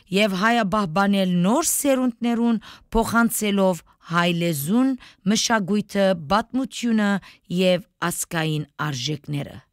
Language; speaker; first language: Armenian; native; Armenian